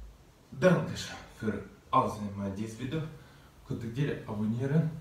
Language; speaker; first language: German; non-native, learner; Russian